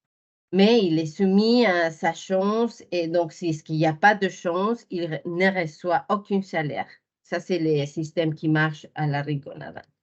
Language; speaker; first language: French; non-native, fluent; Spanish